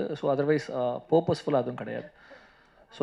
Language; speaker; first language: Tamil; native; Tamil